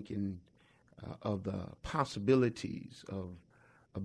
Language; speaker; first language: English; native; English